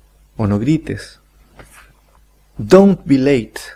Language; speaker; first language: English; non-native, fluent; Spanish